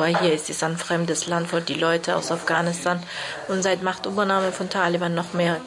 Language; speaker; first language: German; non-native, learner; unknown